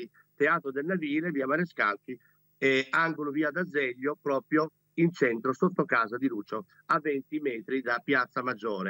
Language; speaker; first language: Italian; native; Italian